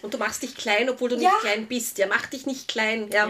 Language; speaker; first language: German; native; German